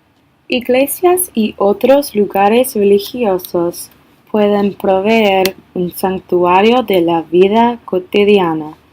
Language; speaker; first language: Spanish; non-native, learner; English